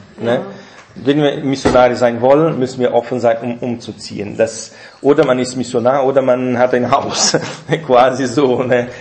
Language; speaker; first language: German; non-native, fluent; Portuguese